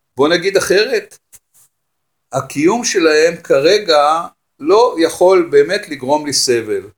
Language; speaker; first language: Hebrew; native; Hebrew